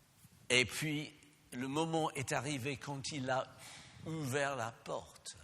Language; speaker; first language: French; non-native, fluent; English